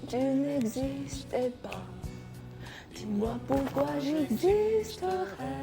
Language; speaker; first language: French; non-native, fluent; Chinese